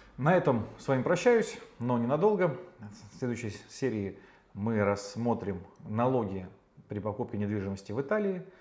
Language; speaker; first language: Russian; native; Russian